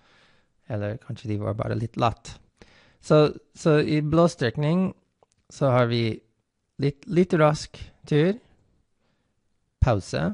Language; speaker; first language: Norwegian; non-native, fluent; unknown